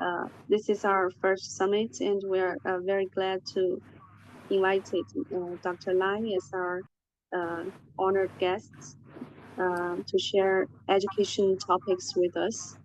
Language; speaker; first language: English; non-native, fluent; Chinese